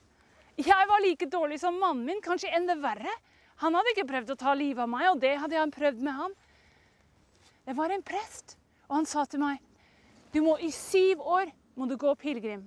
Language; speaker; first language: Norwegian; non-native, fluent; English